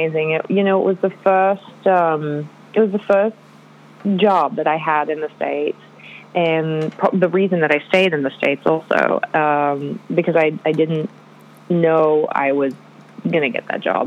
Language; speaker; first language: English; non-native, local second language; Polish